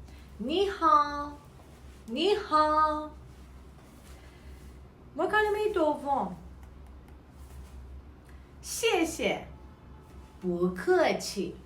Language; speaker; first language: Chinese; non-native, fluent; Persian